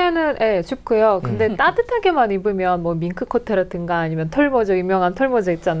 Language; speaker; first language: Korean; non-native, fluent; Russian